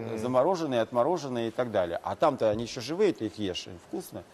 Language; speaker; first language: Russian; native; Russian